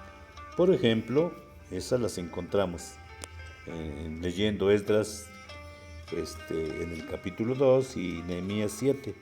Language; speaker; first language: Spanish; native; Spanish